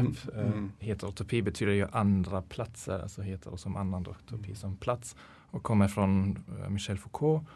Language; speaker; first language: Swedish; non-native, fluent; German